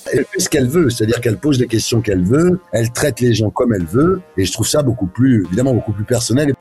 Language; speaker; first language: French; early bilingual, other home language; Italian